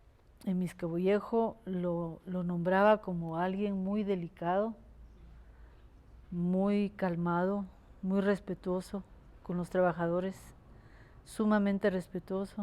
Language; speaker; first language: Spanish; native; Spanish